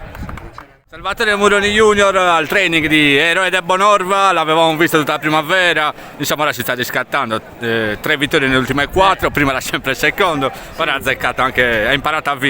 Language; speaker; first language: Italian; native; Italian